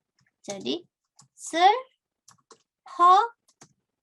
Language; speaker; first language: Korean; non-native, fluent; Indonesian